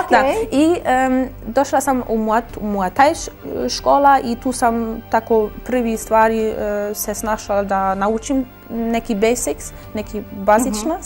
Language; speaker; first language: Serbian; early bilingual, heritage; German